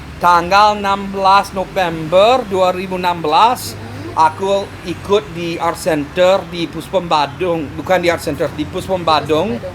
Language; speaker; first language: Indonesian; non-native, fluent; English